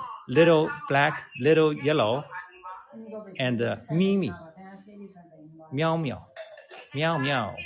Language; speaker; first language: English; non-native, fluent; Chinese